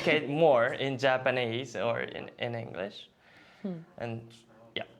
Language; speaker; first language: English; non-native, learner; Japanese